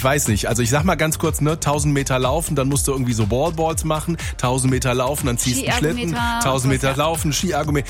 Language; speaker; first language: German; native; German